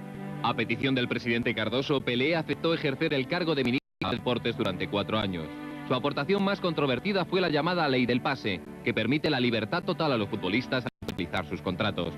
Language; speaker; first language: Spanish; native; Spanish